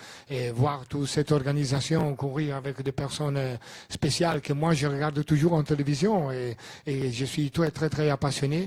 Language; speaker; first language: French; non-native, learner; Italian